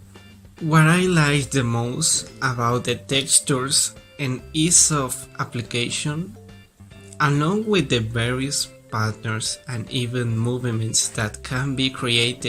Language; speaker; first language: English; non-native, learner; Spanish